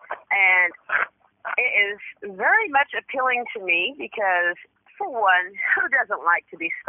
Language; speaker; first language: English; native; English